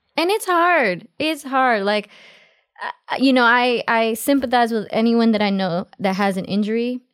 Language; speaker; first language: English; early bilingual, other home language; Spanish